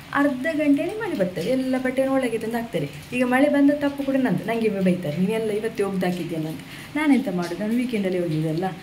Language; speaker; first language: Kannada; non-native, local second language; Tulu